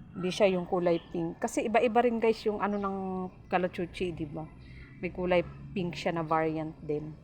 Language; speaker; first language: Filipino; non-native, local second language; Waray